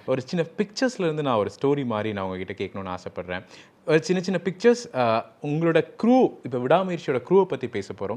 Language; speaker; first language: Tamil; native; Tamil